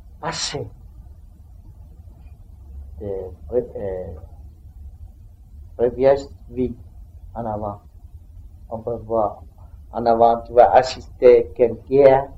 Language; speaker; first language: French; non-native, learner; Vietnamese